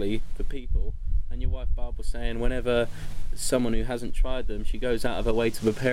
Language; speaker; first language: English; native; English